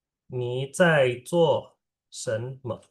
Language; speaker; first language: Chinese; non-native, fluent; Indonesian